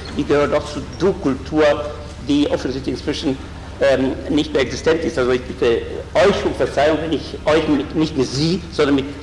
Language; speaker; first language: German; non-native, fluent; Italian